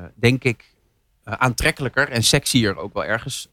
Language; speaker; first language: Dutch; native; Dutch